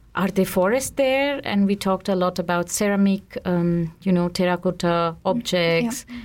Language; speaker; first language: English; non-native, local second language; Bangla